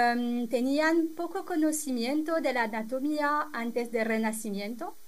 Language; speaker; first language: Spanish; non-native, fluent; French